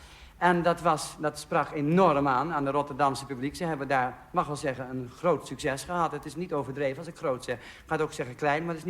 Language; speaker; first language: Dutch; native; Dutch